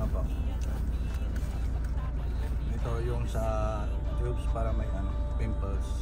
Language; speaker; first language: Filipino; non-native, learner; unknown